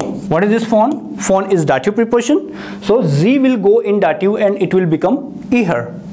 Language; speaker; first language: English; non-native, local second language; Hindi